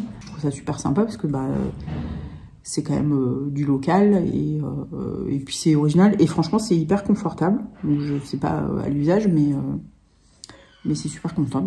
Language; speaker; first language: French; native; French